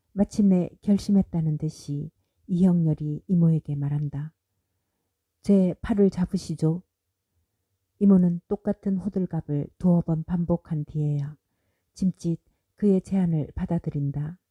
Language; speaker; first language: Korean; native; Korean